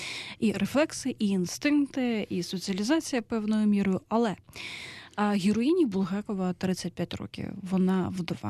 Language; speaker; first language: Ukrainian; native; Ukrainian